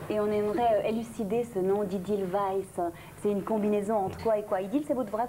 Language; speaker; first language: French; native; French